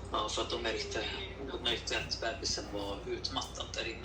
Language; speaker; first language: Swedish; native; Swedish